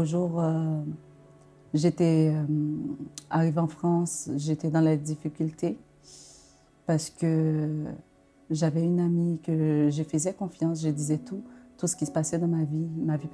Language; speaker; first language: French; non-native, local second language; Haitian Creole